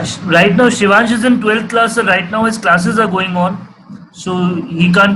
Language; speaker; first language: English; non-native, local second language; Hindi